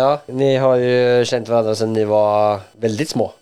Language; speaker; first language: Swedish; native; Swedish